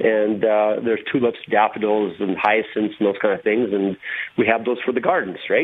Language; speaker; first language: English; native; English